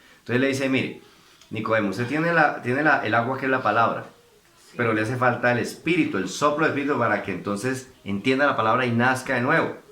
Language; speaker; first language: Spanish; native; Spanish